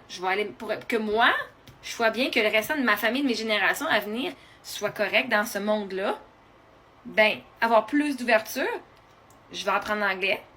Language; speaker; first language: French; native; French